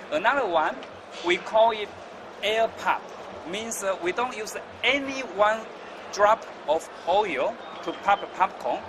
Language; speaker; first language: English; non-native, learner; Chinese